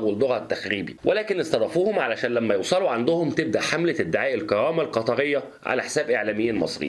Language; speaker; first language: Arabic; native; Arabic